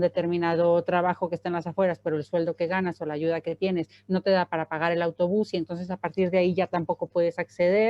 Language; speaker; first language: Spanish; native; Spanish